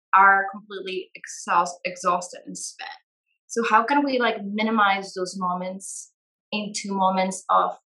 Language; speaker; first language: English; non-native, fluent; Spanish